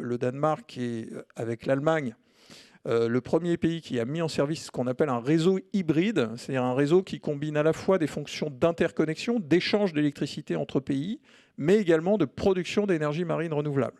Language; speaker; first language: French; native; French